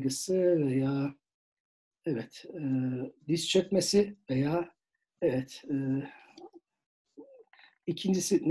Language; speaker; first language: Turkish; native; Turkish